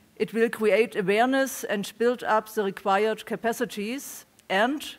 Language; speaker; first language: English; non-native, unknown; German